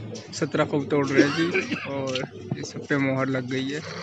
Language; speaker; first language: Hindi; native; Hindi